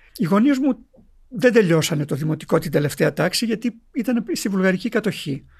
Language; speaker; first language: Greek; native; Greek